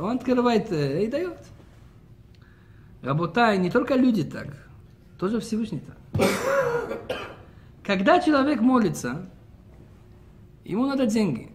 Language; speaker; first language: Russian; early bilingual, heritage; Russian